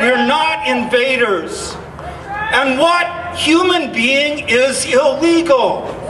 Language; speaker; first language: English; native; English